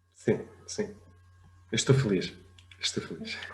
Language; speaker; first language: Portuguese; non-native, fluent; French